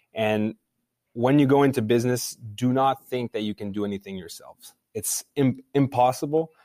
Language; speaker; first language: English; native; English